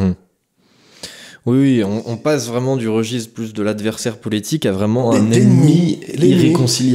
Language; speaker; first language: French; native; French